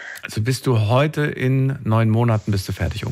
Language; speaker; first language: German; native; German